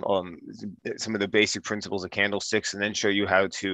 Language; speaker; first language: English; native; English